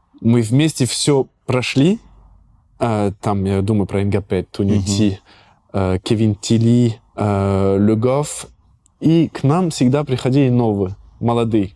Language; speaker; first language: Russian; early bilingual, heritage; Russian